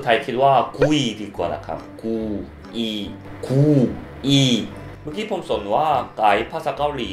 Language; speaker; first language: Thai; non-native, fluent; Korean